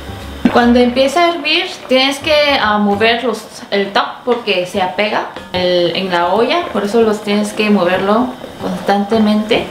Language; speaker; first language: Spanish; non-native, fluent; Korean